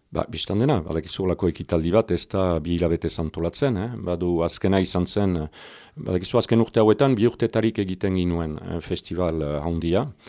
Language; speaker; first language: Basque; native; Basque